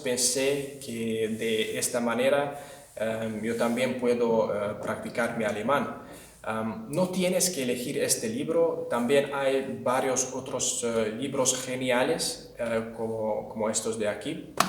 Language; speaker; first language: Spanish; non-native, fluent; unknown